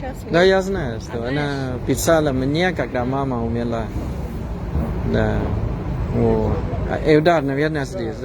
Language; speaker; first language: Russian; non-native, fluent; Thai